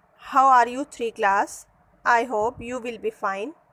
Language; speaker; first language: English; non-native, local second language; Urdu